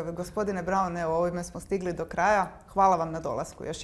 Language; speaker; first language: Croatian; native; Croatian